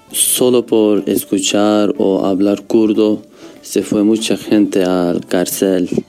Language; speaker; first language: Spanish; non-native, learner; Turkish